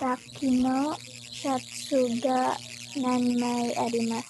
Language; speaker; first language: Japanese; non-native, learner; Filipino